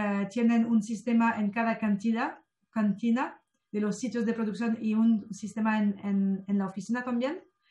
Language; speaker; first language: Spanish; non-native, fluent; French